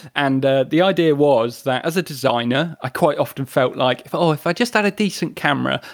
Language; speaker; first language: English; native; English